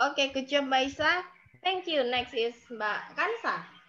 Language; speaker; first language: English; non-native, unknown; Indonesian